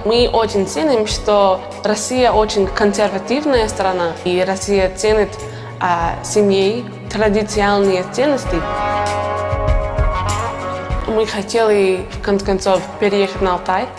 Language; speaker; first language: Russian; non-native, learner; English